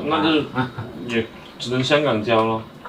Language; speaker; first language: Chinese; native; Chinese